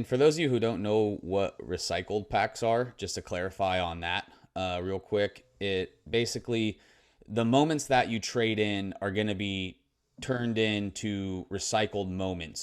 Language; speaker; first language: English; native; English